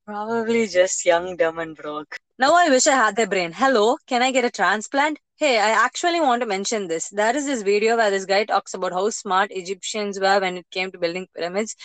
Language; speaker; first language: English; non-native, local second language; Tamil